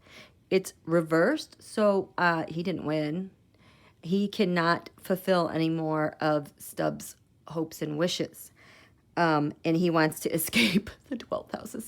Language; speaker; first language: English; native; English